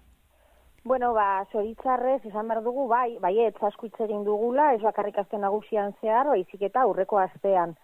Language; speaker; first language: Basque; native; Basque